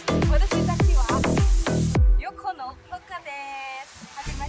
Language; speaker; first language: Japanese; non-native, learner; Burmese